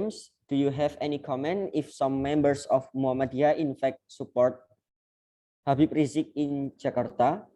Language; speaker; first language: English; non-native, learner; Indonesian